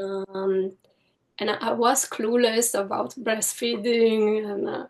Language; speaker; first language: English; non-native, fluent; Italian